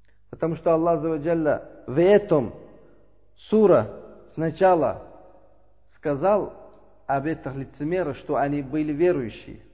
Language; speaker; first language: Russian; non-native, learner; Uzbek